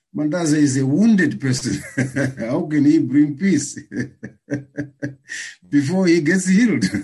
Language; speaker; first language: English; non-native, local second language; Shona